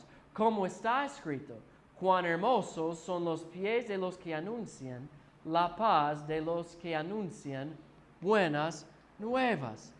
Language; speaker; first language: Spanish; non-native, fluent; English